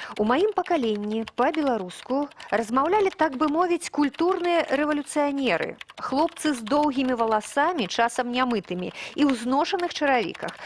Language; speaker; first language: Belarusian; native; Belarusian